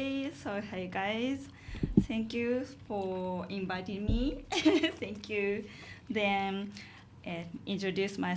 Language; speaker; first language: English; non-native, learner; Japanese